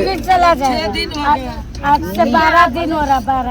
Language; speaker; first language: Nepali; non-native, learner; Hindi